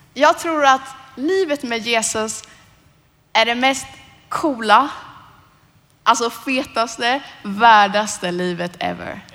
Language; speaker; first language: Swedish; native; Swedish